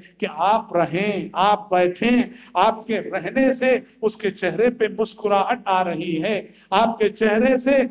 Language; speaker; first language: Urdu; native; Urdu